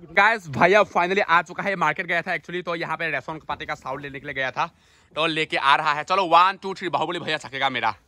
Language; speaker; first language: Hindi; non-native, local second language; Assamese